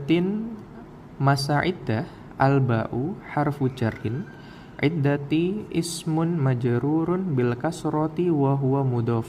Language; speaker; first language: Arabic; non-native, learner; Indonesian